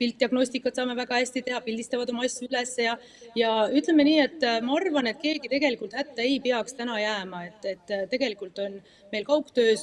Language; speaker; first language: Estonian; native; Estonian